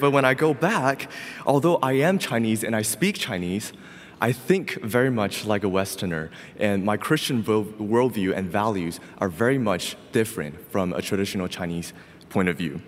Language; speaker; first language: English; non-native, fluent; Chinese